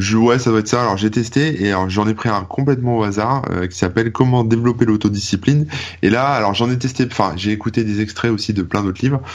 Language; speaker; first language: French; native; French